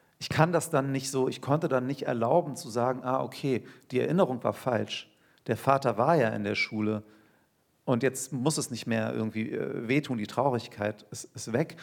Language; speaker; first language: German; early bilingual, other home language; Turkish